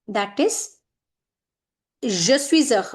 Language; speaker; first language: French; non-native, fluent; Hindi